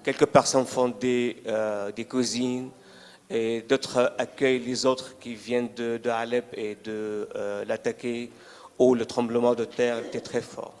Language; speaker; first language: French; non-native, fluent; Arabic